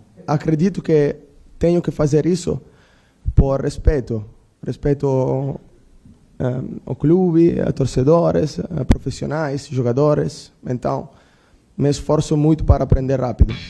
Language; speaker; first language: Portuguese; non-native, learner; Italian